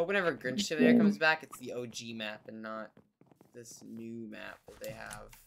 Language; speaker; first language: English; native; English